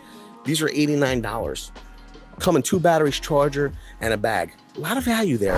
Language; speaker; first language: English; native; English